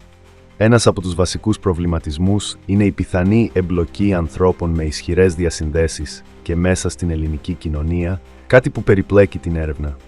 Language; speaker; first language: Greek; native; Greek